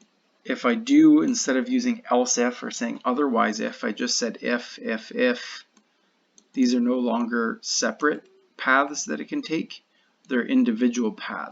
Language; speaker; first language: English; native; English